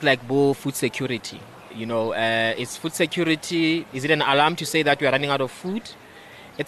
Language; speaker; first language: English; non-native, local second language; Northern Sotho